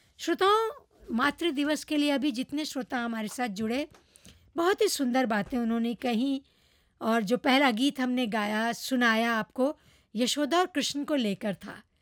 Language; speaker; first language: Hindi; non-native, local second language; Morisyen